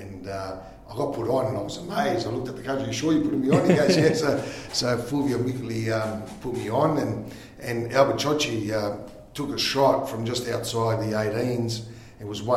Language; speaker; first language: English; native; English